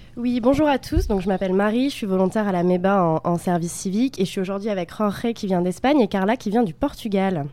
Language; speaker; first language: French; native; French